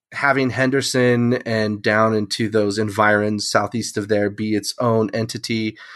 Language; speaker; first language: English; native; English